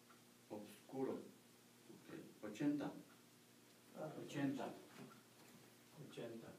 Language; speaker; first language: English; non-native, learner; Spanish